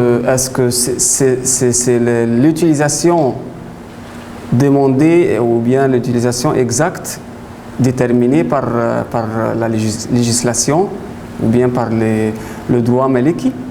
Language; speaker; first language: French; non-native, fluent; Arabic